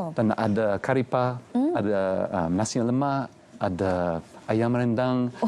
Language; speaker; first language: Malay; non-native, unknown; English